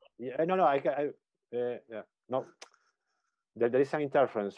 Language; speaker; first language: English; non-native, learner; Spanish